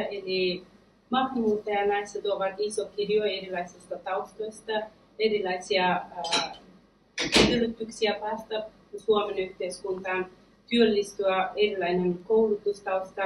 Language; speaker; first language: Finnish; non-native, fluent; Persian